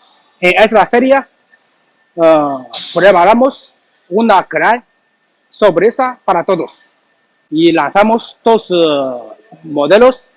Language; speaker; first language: Spanish; non-native, learner; Chinese